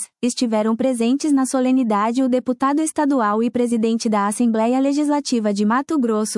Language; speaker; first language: Portuguese; native; Portuguese